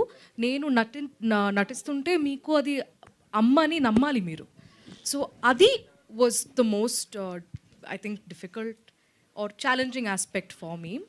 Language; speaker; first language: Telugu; non-native, local second language; Malayalam